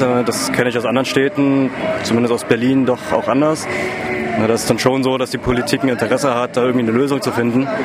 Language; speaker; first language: German; native; German